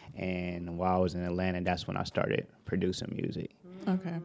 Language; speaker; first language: English; native; English